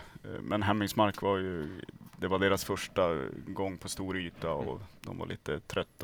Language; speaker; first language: Swedish; native; Swedish